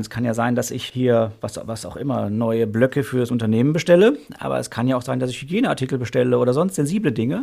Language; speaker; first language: German; native; German